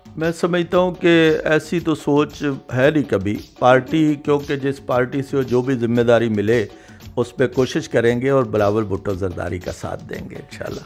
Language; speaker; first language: Urdu; non-native, local second language; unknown